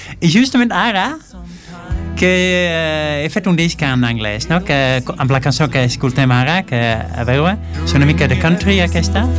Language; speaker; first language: Catalan; non-native, fluent; Dutch